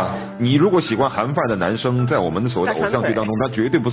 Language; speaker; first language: Chinese; native; Chinese